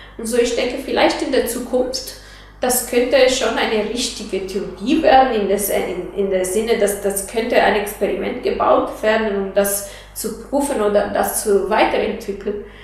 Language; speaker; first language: German; non-native, fluent; Italian